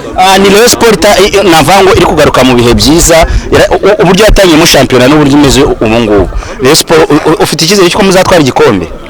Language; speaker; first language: Kinyarwanda; native; Kinyarwanda